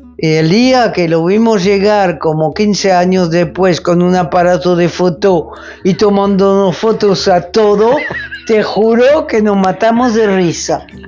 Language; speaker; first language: Spanish; non-native, fluent; French